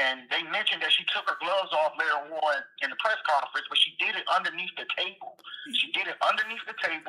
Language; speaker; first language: English; native; English